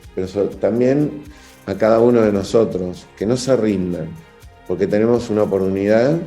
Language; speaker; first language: Spanish; native; Spanish